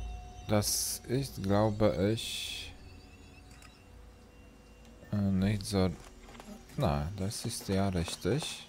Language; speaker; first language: German; non-native, learner; Polish